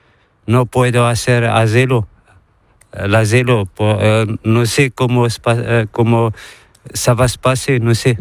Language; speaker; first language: Spanish; non-native, learner; Arabic